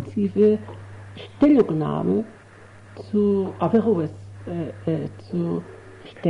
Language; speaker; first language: German; non-native, fluent; Arabic